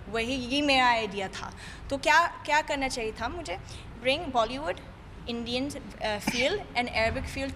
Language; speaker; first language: Hindi; non-native, fluent; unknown